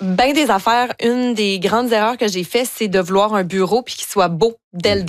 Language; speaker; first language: French; native; French